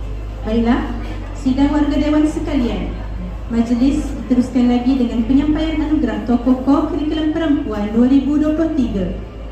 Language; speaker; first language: Malay; native; Malay